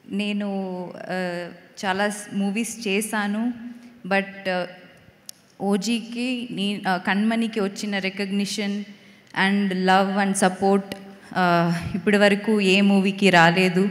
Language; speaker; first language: Telugu; non-native, fluent; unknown